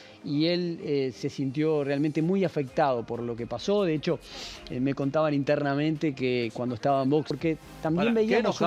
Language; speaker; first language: Spanish; native; Spanish